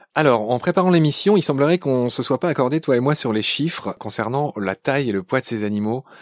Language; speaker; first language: French; native; French